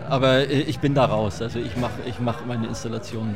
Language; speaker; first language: German; native; German